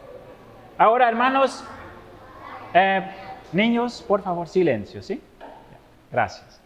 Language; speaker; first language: Spanish; non-native, fluent; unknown